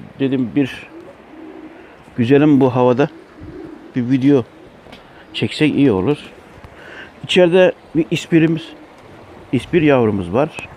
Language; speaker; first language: Turkish; native; Turkish